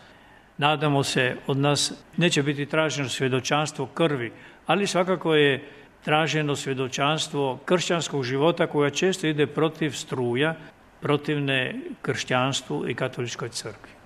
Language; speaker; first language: Croatian; native; Croatian